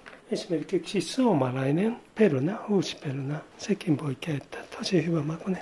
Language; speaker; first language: Finnish; non-native, learner; Japanese